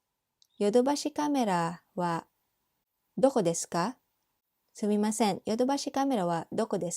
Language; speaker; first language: Japanese; non-native, learner; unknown